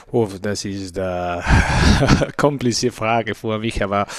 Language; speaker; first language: German; non-native, learner; Spanish